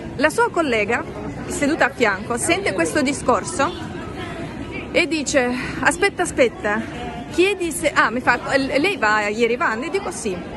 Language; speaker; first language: Italian; non-native, fluent; Russian